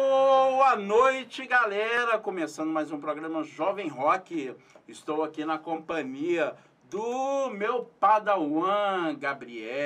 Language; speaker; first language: Portuguese; native; Portuguese